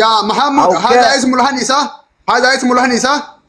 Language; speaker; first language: Arabic; non-native, learner; Oromo